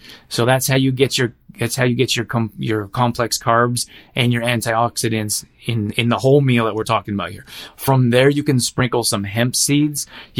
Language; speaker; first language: English; native; English